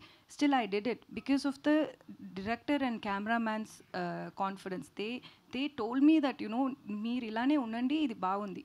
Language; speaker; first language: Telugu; non-native, learner; Tamil